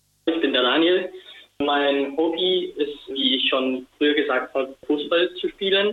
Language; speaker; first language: German; non-native, fluent; Spanish